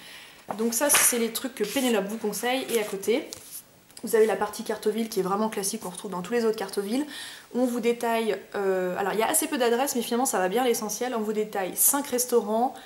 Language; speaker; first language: French; native; French